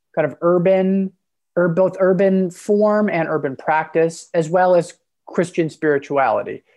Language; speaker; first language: English; native; English